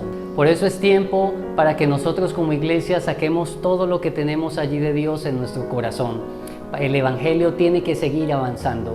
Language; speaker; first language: Spanish; native; Spanish